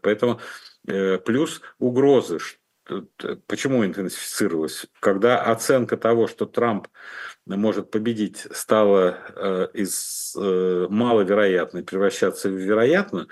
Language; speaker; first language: Russian; native; Russian